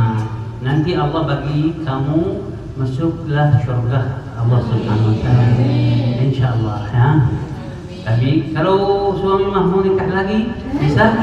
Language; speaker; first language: Indonesian; non-native, learner; Arabic